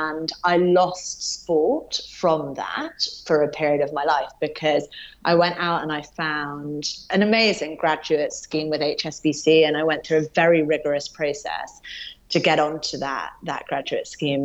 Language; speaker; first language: English; native; English